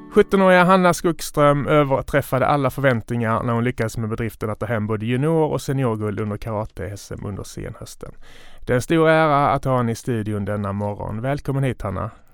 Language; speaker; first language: Swedish; native; Swedish